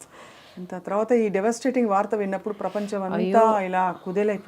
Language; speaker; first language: Telugu; native; Telugu